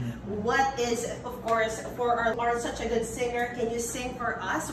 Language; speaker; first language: English; non-native, local second language; Filipino